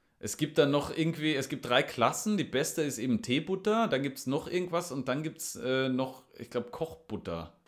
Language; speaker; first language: German; native; German